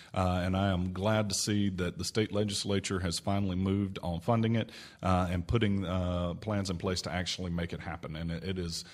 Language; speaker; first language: English; native; English